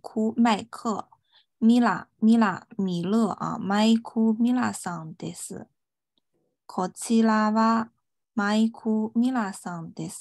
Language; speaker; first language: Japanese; non-native, fluent; Chinese